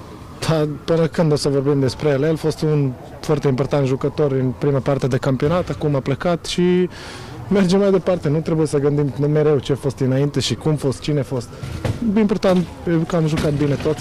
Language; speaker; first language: Romanian; non-native, fluent; Croatian